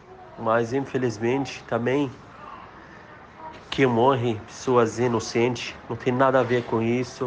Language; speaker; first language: Portuguese; non-native, fluent; Arabic